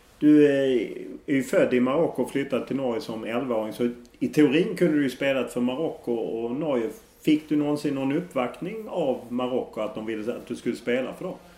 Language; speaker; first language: Swedish; native; Swedish